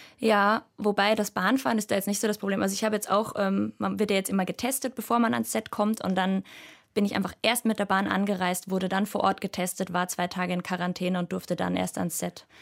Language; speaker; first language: German; native; German